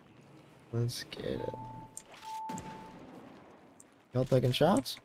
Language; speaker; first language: English; native; English